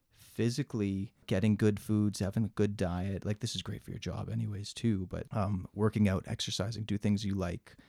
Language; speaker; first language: English; native; English